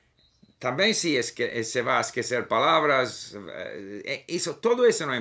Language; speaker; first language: Portuguese; non-native, learner; English